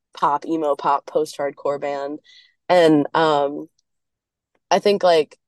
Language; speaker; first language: English; native; English